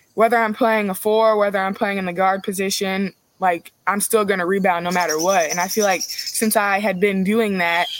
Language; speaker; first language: English; native; English